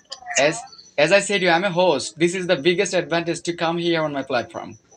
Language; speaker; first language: English; non-native, fluent; Bangla